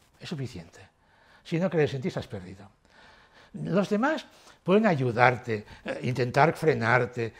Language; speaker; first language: Spanish; native; Spanish